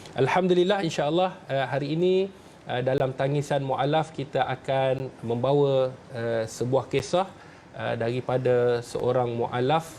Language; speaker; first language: Malay; native; Malay